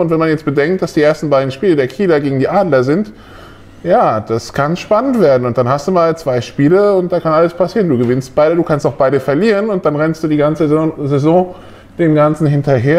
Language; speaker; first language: German; native; German